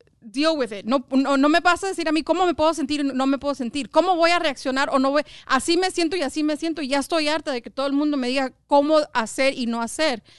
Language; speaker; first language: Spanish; early bilingual, heritage; Spanish